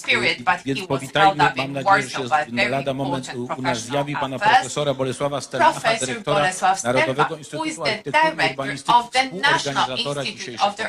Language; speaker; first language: Polish; native; Polish